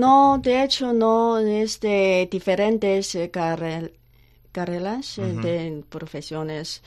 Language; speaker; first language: Spanish; non-native, learner; Chinese